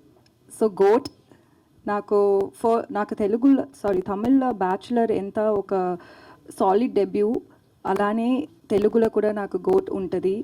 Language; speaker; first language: Telugu; non-native, learner; Tamil